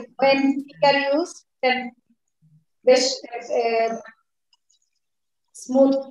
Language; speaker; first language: English; non-native, learner; Bangla